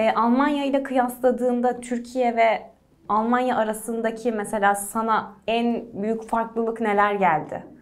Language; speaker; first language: Turkish; native; Turkish